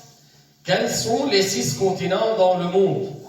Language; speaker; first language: French; non-native, local second language; Arabic